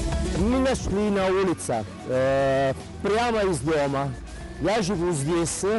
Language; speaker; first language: Russian; non-native, learner; Italian